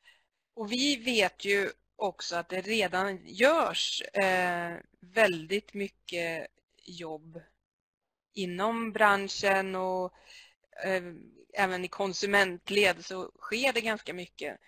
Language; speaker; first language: Swedish; native; Swedish